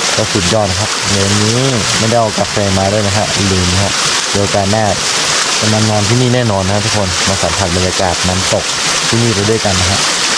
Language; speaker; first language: Thai; non-native, local second language; Karen languages